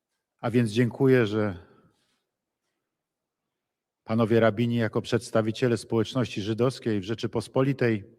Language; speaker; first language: Polish; native; Polish